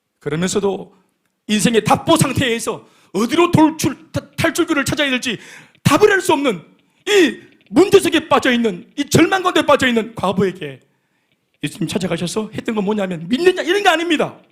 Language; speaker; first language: Korean; native; Korean